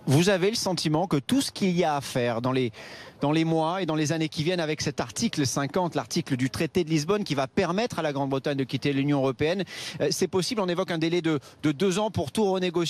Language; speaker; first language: French; native; French